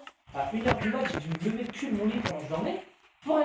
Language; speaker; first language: French; native; French